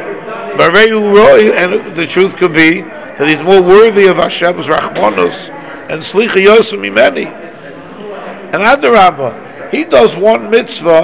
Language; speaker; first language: English; native; English